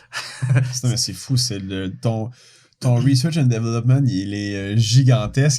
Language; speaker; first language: French; native; French